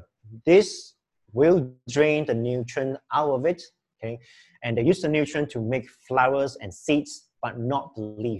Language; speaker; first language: English; non-native, local second language; Chinese